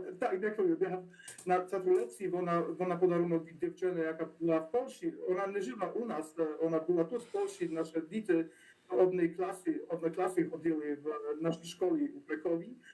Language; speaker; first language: Polish; non-native, learner; Ukrainian